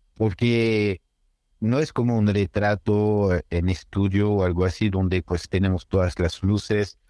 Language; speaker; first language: Spanish; non-native, fluent; French